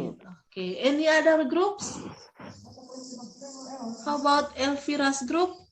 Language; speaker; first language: English; non-native, fluent; Indonesian